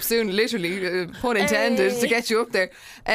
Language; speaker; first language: English; native; English